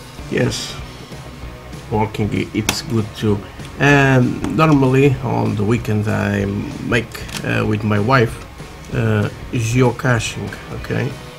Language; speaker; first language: English; non-native, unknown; Portuguese